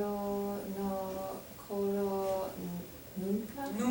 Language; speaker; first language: Spanish; non-native, learner; English